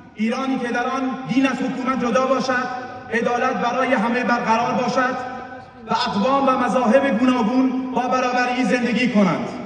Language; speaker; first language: Persian; non-native, local second language; Kurdish